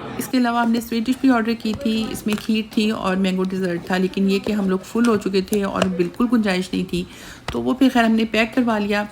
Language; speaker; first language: Urdu; native; Urdu